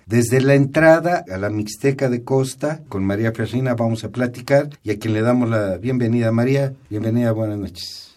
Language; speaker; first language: Spanish; native; Spanish